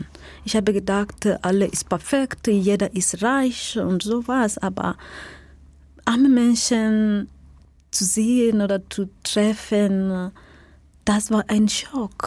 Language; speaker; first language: German; non-native, learner; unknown